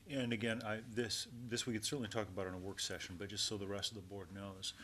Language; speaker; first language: English; native; English